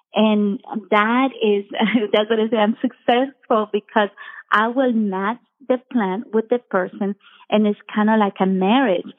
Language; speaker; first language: English; non-native, fluent; Spanish